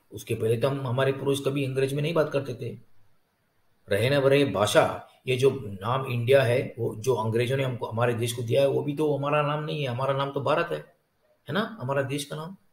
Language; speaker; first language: Hindi; non-native, local second language; Tamil